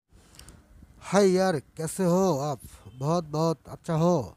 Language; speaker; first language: Hindi; non-native, learner; Bangla